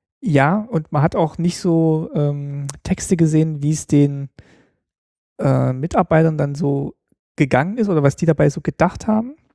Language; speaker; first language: German; native; German